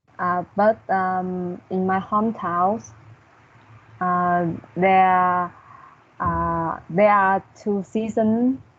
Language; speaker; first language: English; non-native, learner; Vietnamese